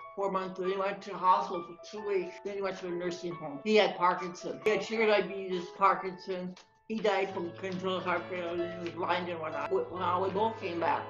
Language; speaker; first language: English; native; English